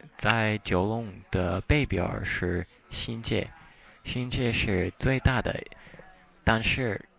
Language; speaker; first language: Chinese; non-native, fluent; English